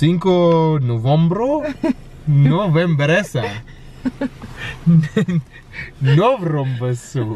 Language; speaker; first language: Spanish; non-native, learner; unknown